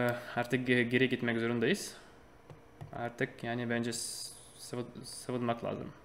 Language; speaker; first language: Turkish; non-native, fluent; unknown